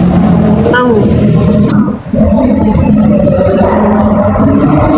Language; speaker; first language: Indonesian; native; Indonesian